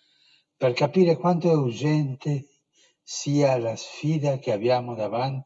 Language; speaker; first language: Italian; non-native, fluent; Spanish